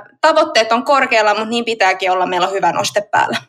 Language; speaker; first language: Finnish; native; Finnish